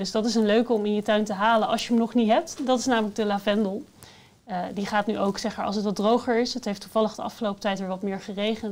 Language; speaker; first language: Dutch; native; Dutch